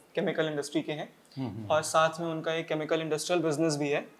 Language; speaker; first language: Hindi; native; Hindi